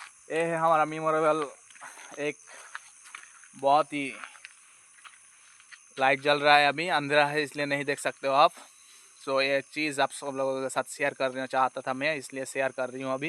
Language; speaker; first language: Hindi; non-native, fluent; Bangla